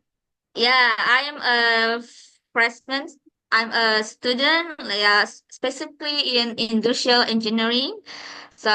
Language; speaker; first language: English; non-native, learner; Indonesian